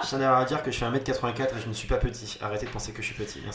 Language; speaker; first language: French; native; French